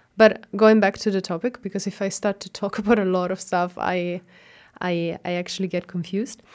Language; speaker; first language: English; non-native, fluent; Italian